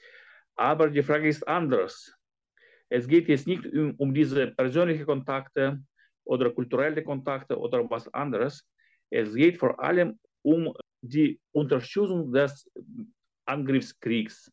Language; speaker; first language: German; non-native, fluent; Ukrainian